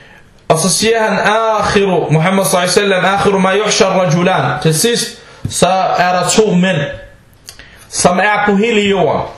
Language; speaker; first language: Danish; early bilingual, other home language; Arabic